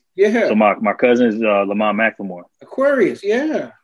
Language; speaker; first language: English; native; English